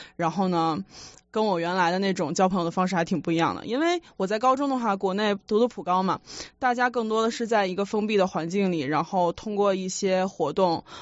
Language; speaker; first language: Chinese; native; Chinese